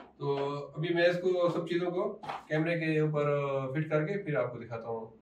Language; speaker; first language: Urdu; non-native, local second language; Saraiki